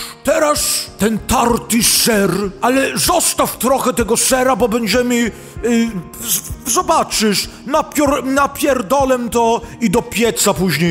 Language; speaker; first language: Polish; early bilingual, heritage; Polish